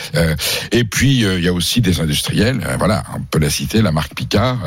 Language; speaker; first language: French; native; French